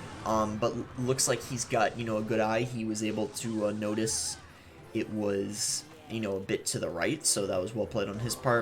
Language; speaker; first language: English; native; English